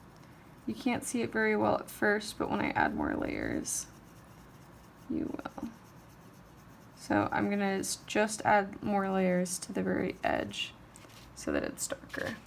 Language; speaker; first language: English; native; English